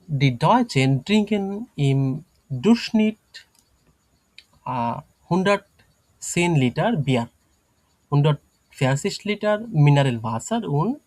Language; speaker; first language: German; non-native, fluent; Bangla